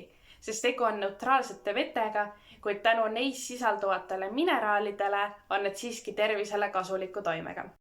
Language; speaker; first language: Estonian; native; Estonian